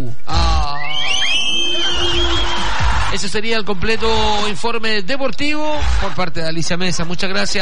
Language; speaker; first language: Spanish; native; Spanish